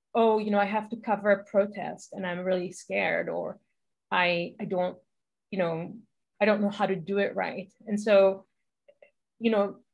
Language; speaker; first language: English; non-native, fluent; Hebrew